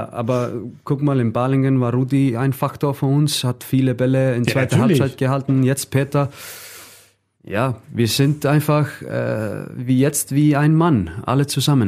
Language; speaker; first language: German; non-native, fluent; Icelandic